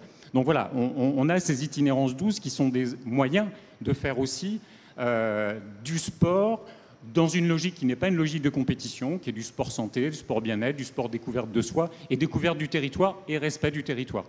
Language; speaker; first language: French; native; French